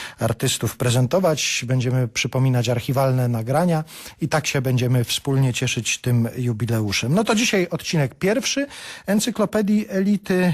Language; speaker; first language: Polish; native; Polish